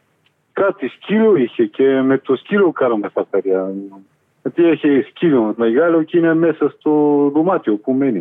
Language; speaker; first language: Greek; non-native, learner; Bulgarian